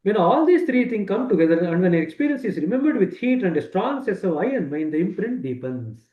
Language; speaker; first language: English; non-native, local second language; Kannada